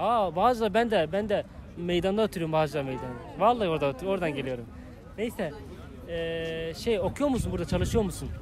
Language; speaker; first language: Turkish; native; Turkish